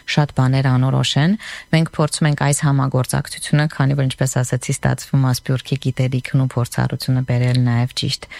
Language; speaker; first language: Armenian; native; Armenian